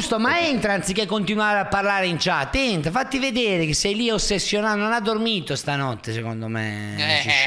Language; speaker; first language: Italian; native; Italian